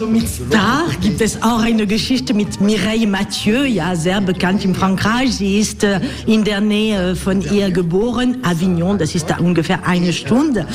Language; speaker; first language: German; non-native, learner; French